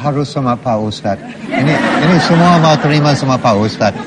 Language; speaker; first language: Indonesian; non-native, learner; English